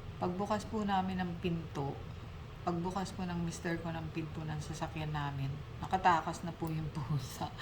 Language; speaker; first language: Filipino; native; Filipino